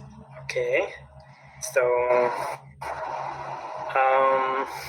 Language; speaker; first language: English; non-native, learner; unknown